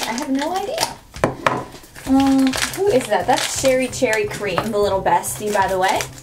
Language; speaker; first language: English; native; English